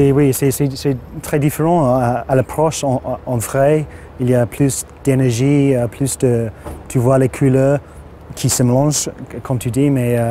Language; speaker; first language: French; non-native, fluent; English